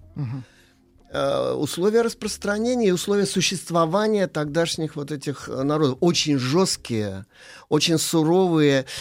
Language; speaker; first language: Russian; native; Russian